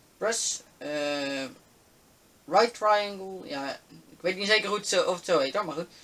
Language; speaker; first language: Dutch; native; Dutch